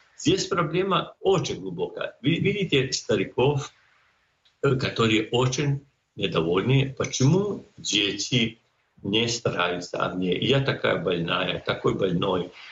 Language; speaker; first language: Russian; non-native, fluent; Croatian